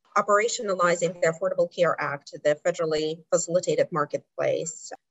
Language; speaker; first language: English; non-native, fluent; Russian